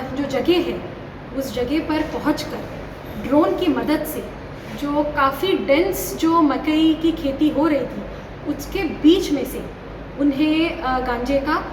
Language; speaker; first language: Hindi; non-native, local second language; Gujarati